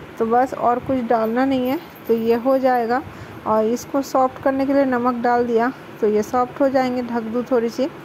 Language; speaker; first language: Hindi; non-native, local second language; Bangla